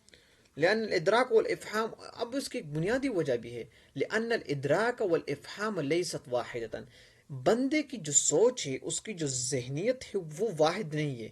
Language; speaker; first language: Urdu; non-native, local second language; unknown